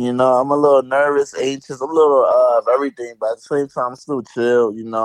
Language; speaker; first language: English; native; English